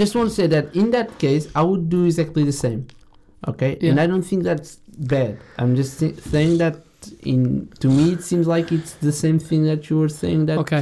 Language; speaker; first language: English; non-native, fluent; Portuguese